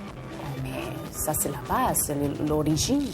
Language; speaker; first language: French; non-native, fluent; Spanish